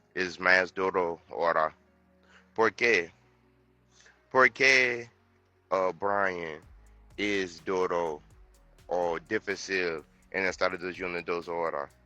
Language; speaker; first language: Spanish; non-native, learner; English